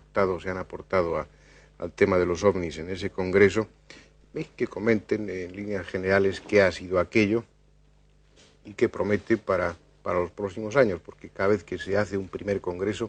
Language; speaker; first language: Spanish; native; Spanish